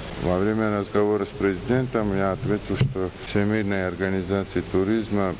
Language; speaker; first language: Russian; non-native, fluent; Georgian